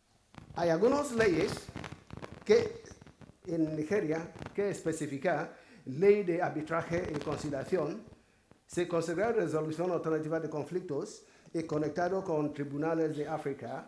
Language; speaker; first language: Spanish; non-native, fluent; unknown